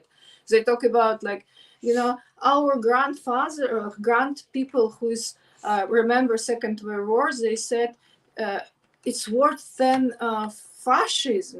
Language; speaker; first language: English; non-native, learner; Ukrainian